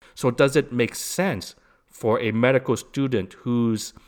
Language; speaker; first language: English; native; English